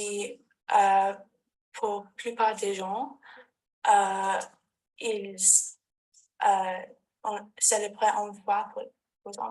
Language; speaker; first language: French; non-native, learner; English